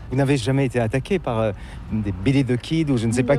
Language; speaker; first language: French; native; French